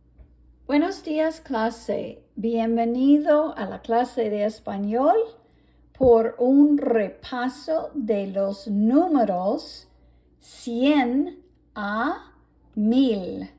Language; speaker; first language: Spanish; non-native, fluent; English